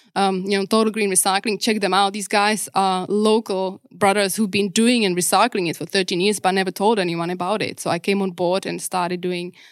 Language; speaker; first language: English; non-native, fluent; Czech